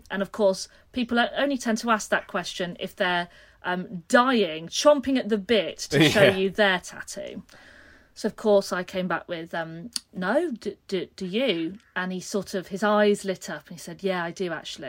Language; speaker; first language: English; native; English